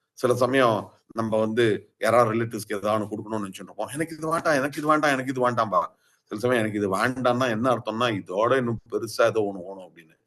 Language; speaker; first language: Tamil; early bilingual, heritage; Tamil